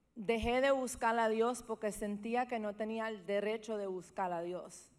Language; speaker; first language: Spanish; early bilingual, heritage; Spanish